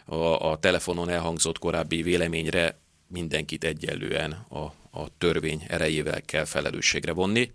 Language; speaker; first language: Hungarian; native; Hungarian